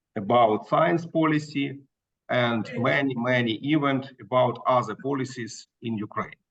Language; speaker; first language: English; non-native, learner; Ukrainian